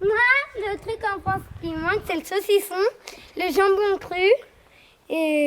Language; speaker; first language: French; early bilingual, heritage; French